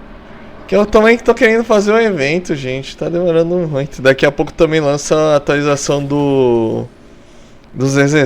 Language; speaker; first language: Portuguese; native; Portuguese